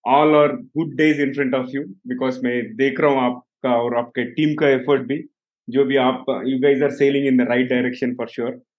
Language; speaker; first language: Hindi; non-native, local second language; Telugu